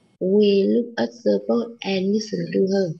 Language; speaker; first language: English; non-native, learner; Vietnamese